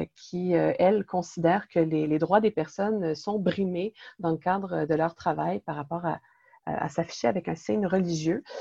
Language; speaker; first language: French; native; French